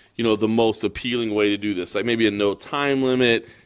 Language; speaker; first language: English; native; English